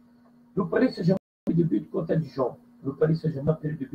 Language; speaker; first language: French; non-native, fluent; Portuguese